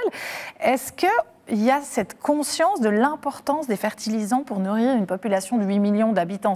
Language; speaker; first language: French; native; French